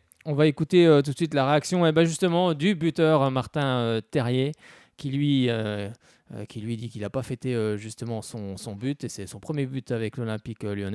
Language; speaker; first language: French; native; French